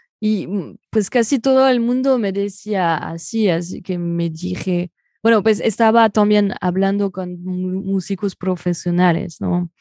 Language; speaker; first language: Spanish; non-native, fluent; French